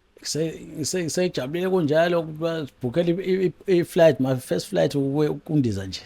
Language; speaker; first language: Zulu; native; Zulu